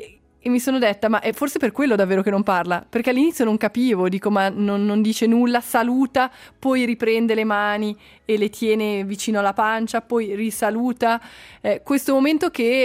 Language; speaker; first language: Italian; native; Italian